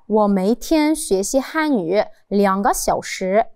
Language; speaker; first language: Chinese; non-native, fluent; Arabic